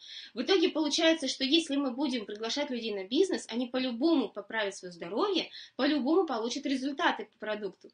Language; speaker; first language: Russian; native; Russian